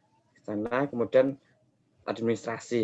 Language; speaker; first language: Indonesian; native; Indonesian